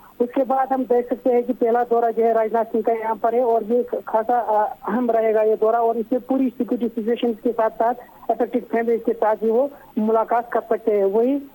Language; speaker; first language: Urdu; non-native, local second language; Kashmiri